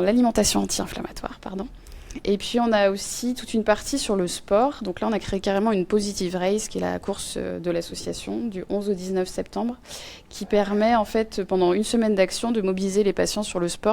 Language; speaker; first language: French; native; French